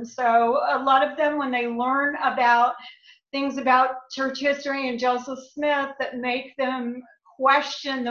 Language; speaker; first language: English; native; English